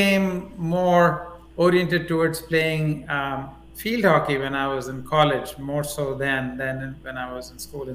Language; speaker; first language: English; non-native, local second language; Tamil